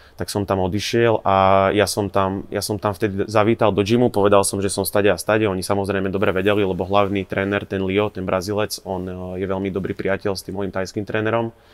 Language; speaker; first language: Slovak; native; Slovak